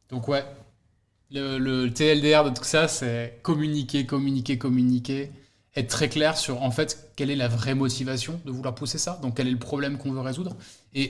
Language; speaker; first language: French; native; French